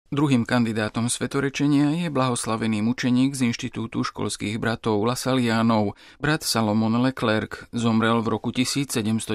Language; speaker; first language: Slovak; native; Slovak